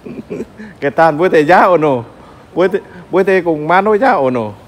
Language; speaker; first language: Spanish; non-native, learner; Vietnamese